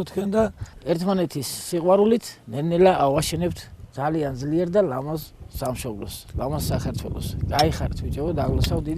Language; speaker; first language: Georgian; non-native, local second language; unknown